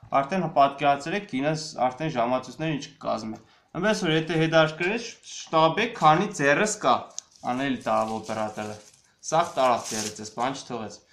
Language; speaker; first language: Armenian; native; Armenian